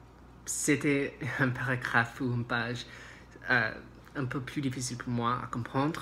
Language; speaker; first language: French; non-native, learner; English